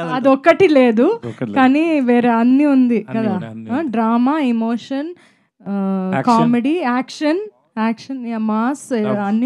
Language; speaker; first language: Telugu; non-native, fluent; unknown